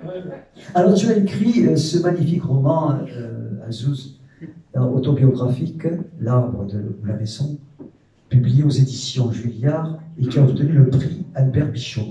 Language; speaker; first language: French; native; French